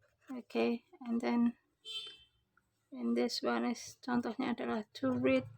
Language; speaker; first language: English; non-native, fluent; Indonesian